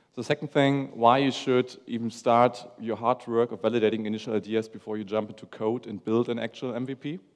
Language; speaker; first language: English; non-native, fluent; German